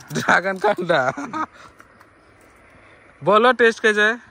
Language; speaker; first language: Hindi; non-native, local second language; Bangla